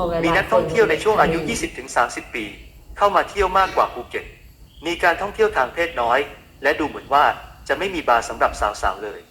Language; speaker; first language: Thai; native; Thai